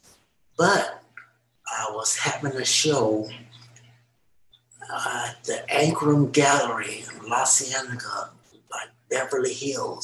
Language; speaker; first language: English; native; English